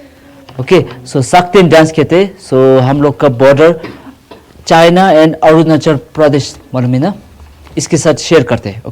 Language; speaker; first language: Hindi; non-native, fluent; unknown